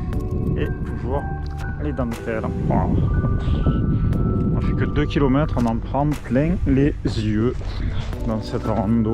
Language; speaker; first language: French; native; French